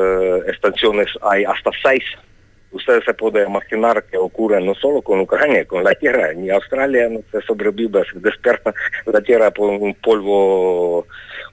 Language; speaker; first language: Spanish; non-native, fluent; Ukrainian